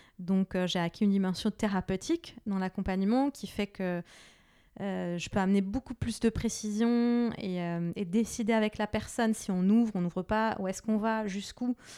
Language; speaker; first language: French; native; French